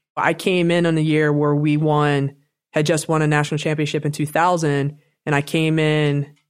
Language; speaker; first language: English; native; English